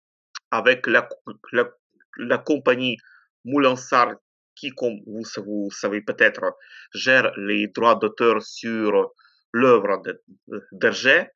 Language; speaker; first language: French; non-native, fluent; Ukrainian